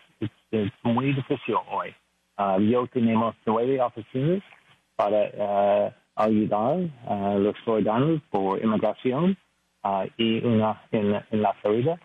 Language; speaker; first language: Spanish; non-native, learner; English